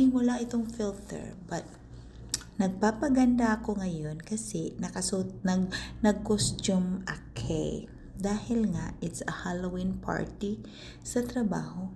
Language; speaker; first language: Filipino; non-native, local second language; Cebuano